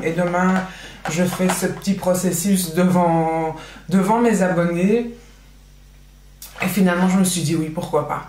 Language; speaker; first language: French; native; French